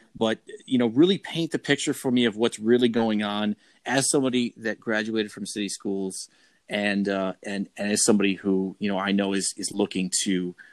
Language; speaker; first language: English; native; English